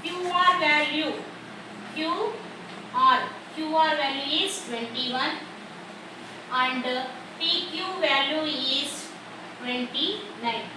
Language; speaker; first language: English; non-native, local second language; Telugu